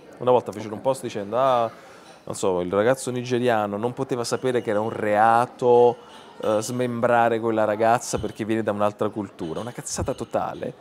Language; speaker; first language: Italian; native; Italian